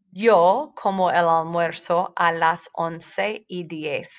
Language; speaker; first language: Spanish; non-native, fluent; English